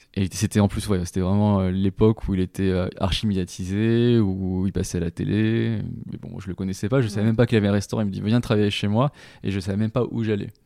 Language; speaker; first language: French; native; French